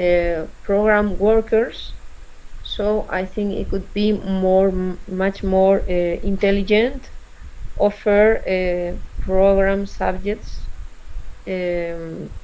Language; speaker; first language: English; non-native, learner; Spanish